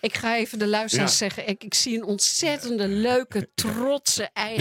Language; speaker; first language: Dutch; native; Dutch